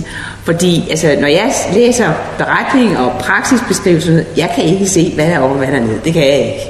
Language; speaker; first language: Danish; native; Danish